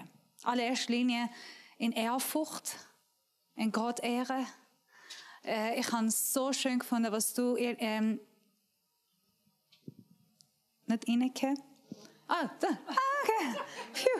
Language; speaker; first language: German; non-native, learner; Persian